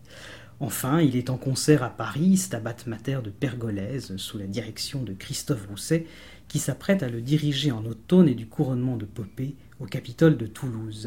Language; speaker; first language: French; native; French